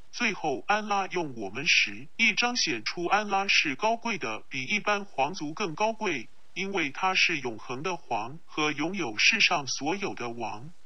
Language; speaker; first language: Chinese; non-native, local second language; Cantonese